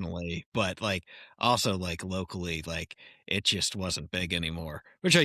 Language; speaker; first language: English; native; English